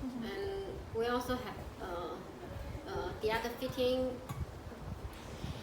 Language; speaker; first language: English; non-native, learner; Chinese